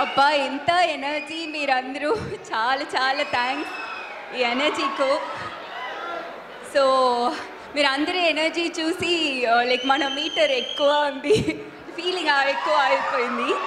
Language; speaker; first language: Telugu; non-native, learner; Tamil